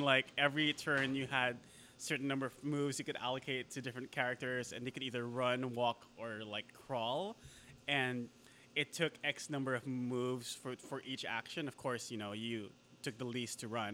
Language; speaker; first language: English; non-native, local second language; Filipino